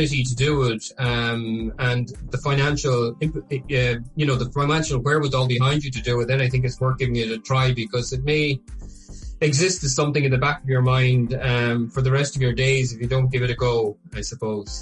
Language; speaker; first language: English; native; English